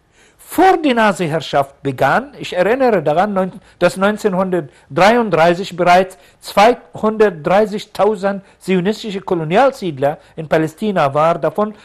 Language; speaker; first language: German; non-native, fluent; Arabic